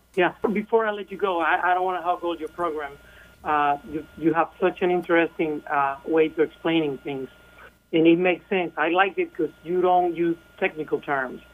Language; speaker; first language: English; non-native, fluent; Spanish